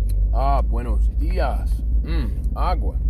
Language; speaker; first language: Spanish; non-native, learner; English